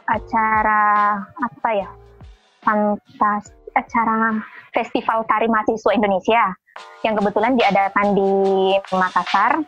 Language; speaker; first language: Indonesian; native; Indonesian